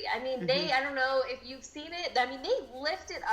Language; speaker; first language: English; native; English